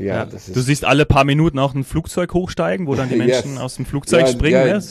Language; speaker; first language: German; native; German